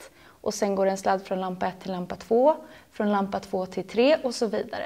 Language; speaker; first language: Swedish; native; Swedish